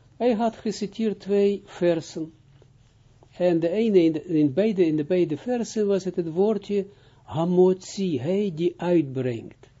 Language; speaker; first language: Dutch; non-native, fluent; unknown